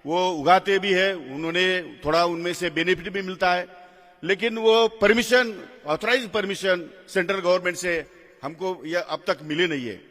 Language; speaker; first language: Hindi; non-native, local second language; Marathi